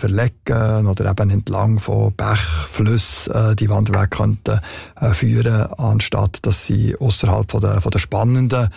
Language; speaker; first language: German; native; German